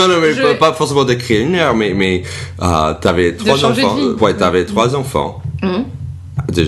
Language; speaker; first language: French; non-native, fluent; English